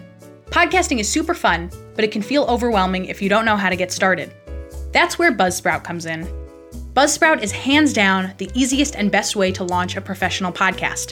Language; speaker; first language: English; native; English